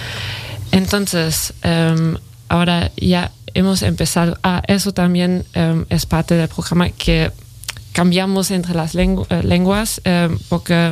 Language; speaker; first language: Spanish; non-native, fluent; German